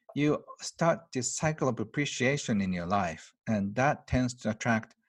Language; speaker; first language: English; non-native, fluent; Japanese